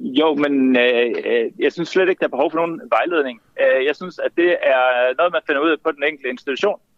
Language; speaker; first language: Danish; native; Danish